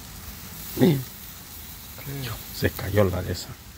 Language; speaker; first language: Spanish; native; Spanish